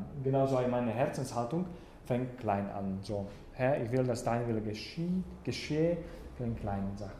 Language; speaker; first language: German; non-native, fluent; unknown